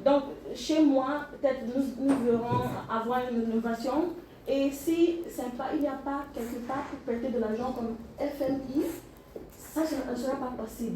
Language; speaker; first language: French; non-native, learner; English